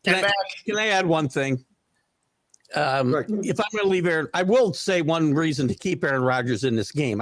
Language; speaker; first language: English; native; English